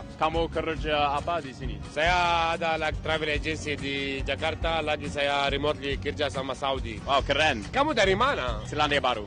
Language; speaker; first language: Indonesian; non-native, learner; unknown